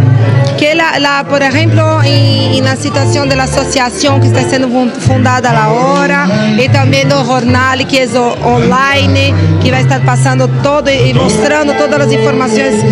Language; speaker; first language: Spanish; non-native, learner; Portuguese